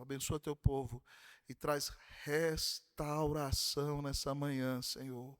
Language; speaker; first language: Portuguese; native; Portuguese